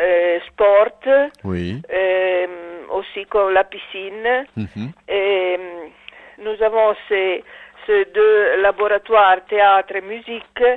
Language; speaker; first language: French; non-native, learner; Italian